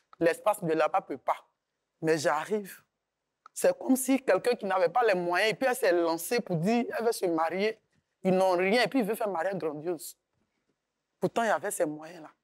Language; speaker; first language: French; native; French